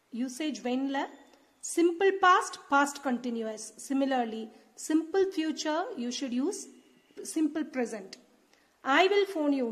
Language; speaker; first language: English; non-native, local second language; Tamil